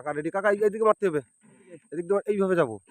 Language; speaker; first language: Bangla; native; Bangla